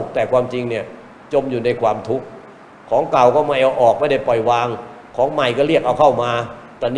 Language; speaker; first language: Thai; native; Thai